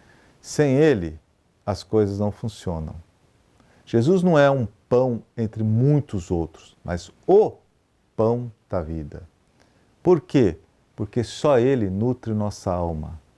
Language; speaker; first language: Portuguese; native; Portuguese